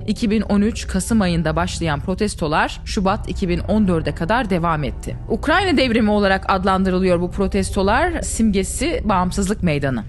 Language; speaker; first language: Turkish; native; Turkish